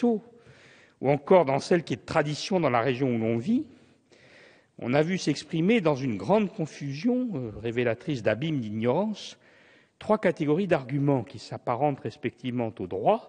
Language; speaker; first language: French; native; French